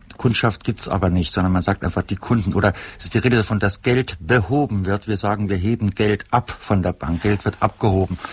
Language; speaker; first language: German; native; German